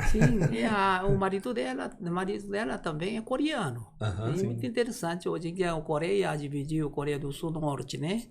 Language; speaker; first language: Portuguese; non-native, learner; Korean